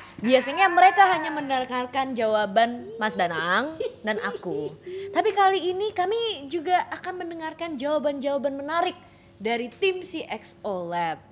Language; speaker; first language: Indonesian; native; Indonesian